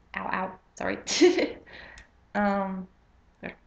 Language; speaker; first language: English; non-native, fluent; French